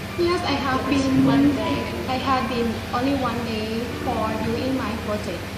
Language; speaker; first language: English; non-native, learner; Thai